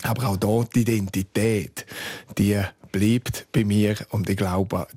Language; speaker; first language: German; non-native, fluent; Romansh